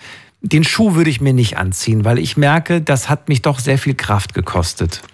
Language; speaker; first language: German; native; German